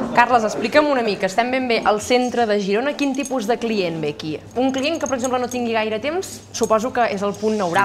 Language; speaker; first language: Catalan; native; Catalan